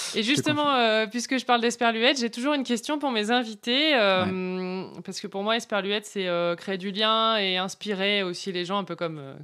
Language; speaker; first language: French; native; French